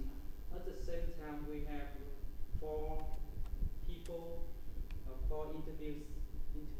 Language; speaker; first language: English; non-native, learner; Vietnamese